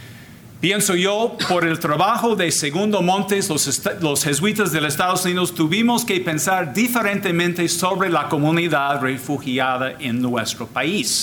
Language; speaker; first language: Spanish; non-native, fluent; English